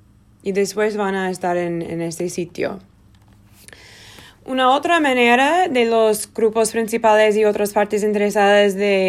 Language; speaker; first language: Spanish; non-native, learner; Portuguese